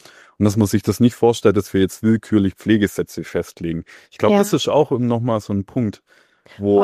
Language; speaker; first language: German; native; German